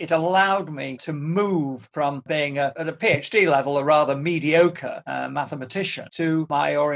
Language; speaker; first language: English; native; English